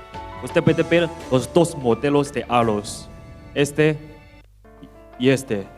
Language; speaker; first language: Spanish; non-native, learner; Chinese